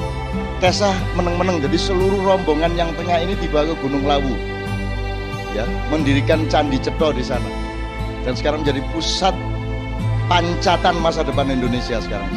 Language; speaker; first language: Indonesian; non-native, local second language; Javanese